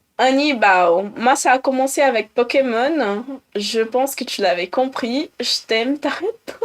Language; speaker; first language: French; non-native, fluent; Portuguese